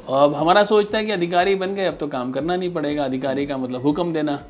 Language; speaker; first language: Hindi; native; Hindi